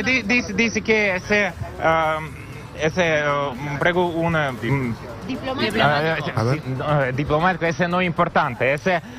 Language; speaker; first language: Spanish; non-native, learner; Russian